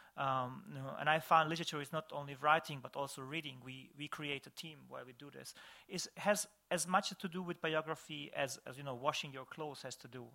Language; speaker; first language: English; non-native, fluent; Bosnian